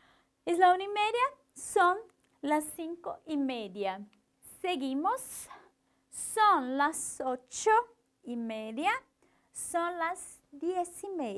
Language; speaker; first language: Spanish; non-native, fluent; Portuguese